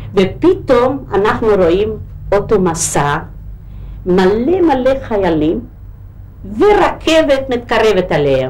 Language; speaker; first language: Hebrew; non-native, local second language; Hungarian